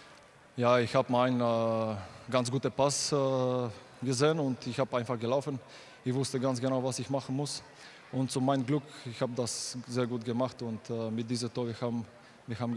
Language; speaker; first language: German; non-native, learner; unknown